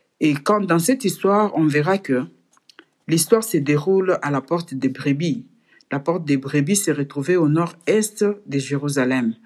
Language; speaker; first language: French; non-native, local second language; Lingala